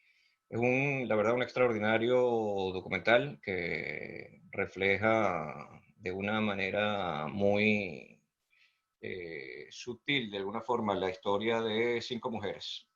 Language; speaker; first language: Spanish; native; Spanish